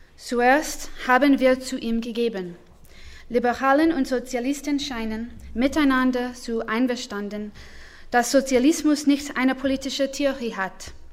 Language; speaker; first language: German; non-native, learner; English